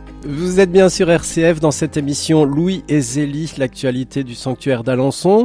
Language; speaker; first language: French; native; French